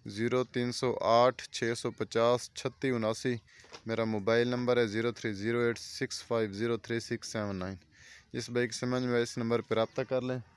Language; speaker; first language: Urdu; non-native, local second language; Punjabi